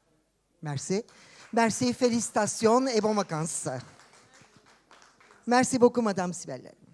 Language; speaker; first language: French; non-native, fluent; Turkish